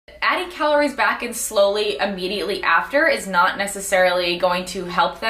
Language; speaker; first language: English; native; English